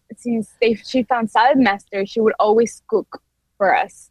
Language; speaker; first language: English; non-native, fluent; Spanish